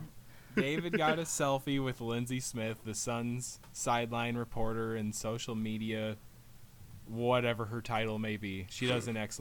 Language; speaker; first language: English; native; English